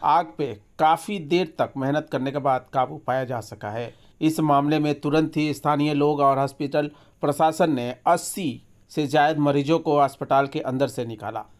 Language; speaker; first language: Hindi; native; Hindi